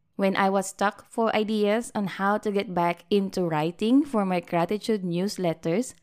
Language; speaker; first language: English; non-native, local second language; Filipino